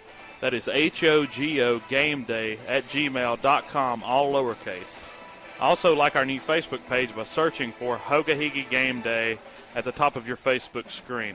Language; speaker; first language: English; native; English